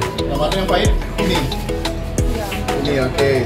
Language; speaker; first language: Indonesian; native; Indonesian